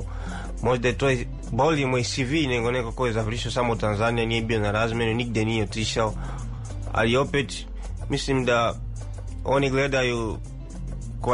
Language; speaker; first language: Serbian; non-native, fluent; Swahili